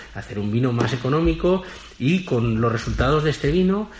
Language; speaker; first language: Spanish; native; Spanish